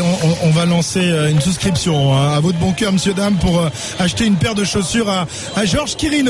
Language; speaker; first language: French; native; French